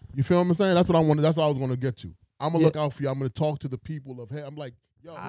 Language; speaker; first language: English; native; English